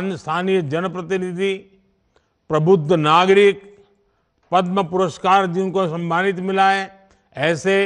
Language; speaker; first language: Hindi; non-native, local second language; Gujarati